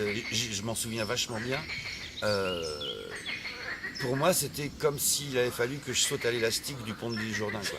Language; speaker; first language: French; native; French